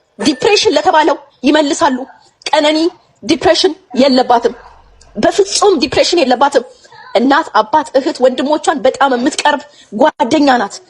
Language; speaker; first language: Amharic; non-native, local second language; Oromo